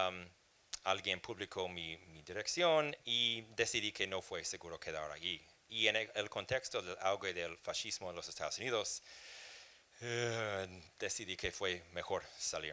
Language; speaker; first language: Spanish; non-native, fluent; English